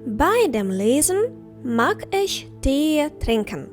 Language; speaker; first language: German; non-native, fluent; Ukrainian